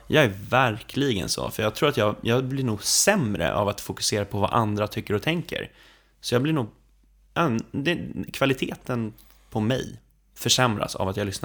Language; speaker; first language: Swedish; native; Swedish